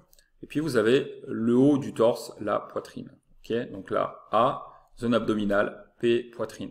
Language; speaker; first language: French; native; French